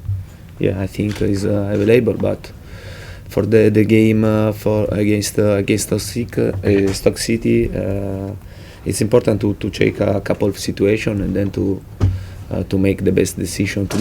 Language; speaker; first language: English; non-native, fluent; Italian